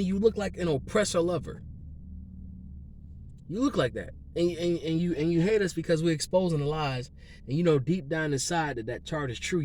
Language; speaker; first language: English; native; English